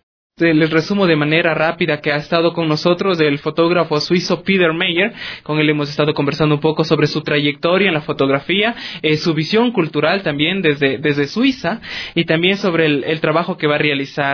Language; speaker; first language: Spanish; native; Spanish